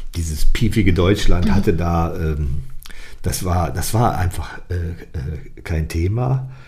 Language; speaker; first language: German; native; German